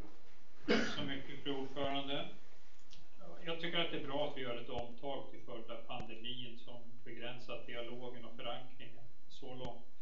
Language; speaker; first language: Swedish; native; Swedish